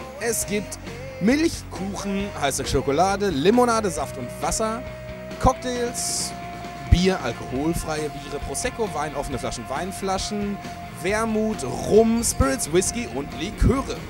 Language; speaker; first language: German; native; German